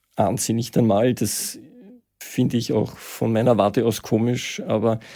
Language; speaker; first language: German; native; German